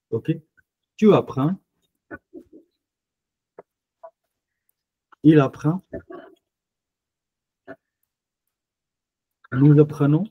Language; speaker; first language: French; non-native, learner; Punjabi